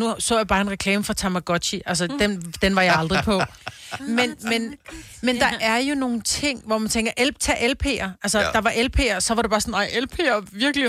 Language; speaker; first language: Danish; native; Danish